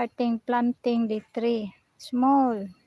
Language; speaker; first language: English; non-native, local second language; Filipino